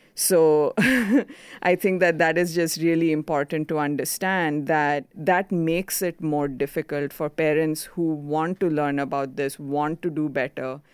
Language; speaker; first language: English; non-native, local second language; Konkani